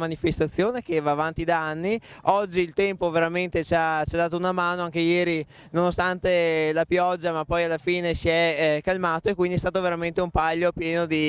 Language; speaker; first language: Italian; native; Italian